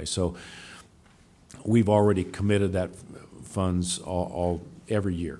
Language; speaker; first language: English; native; English